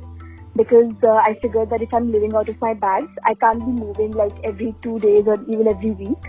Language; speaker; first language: English; non-native, local second language; Hindi